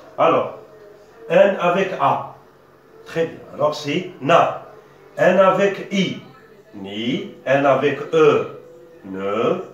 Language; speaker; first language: French; non-native, local second language; Arabic